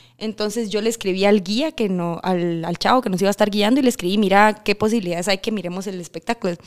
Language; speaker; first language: Spanish; native; Spanish